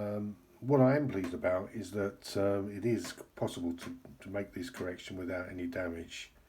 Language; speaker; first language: English; native; English